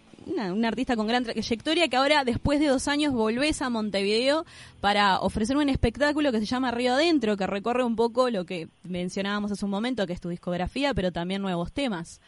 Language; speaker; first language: Spanish; native; Spanish